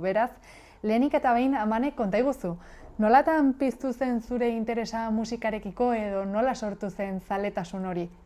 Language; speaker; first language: Basque; native; Basque